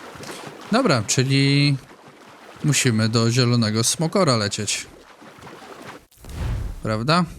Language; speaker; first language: Polish; native; Polish